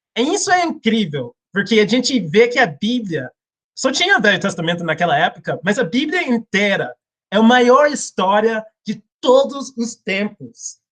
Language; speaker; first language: Portuguese; non-native, fluent; English